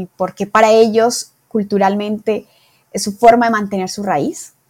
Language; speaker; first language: Spanish; native; Spanish